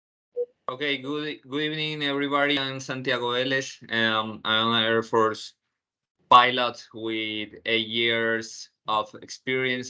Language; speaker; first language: English; non-native, fluent; Spanish